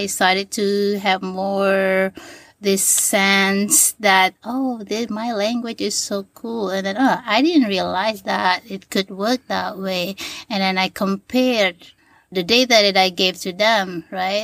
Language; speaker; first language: English; non-native, fluent; Sasak